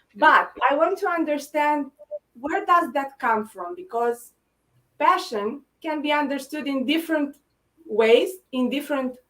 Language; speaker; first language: English; non-native, fluent; Romanian